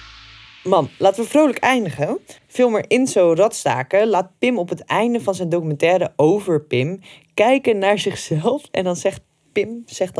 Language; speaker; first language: Dutch; native; Dutch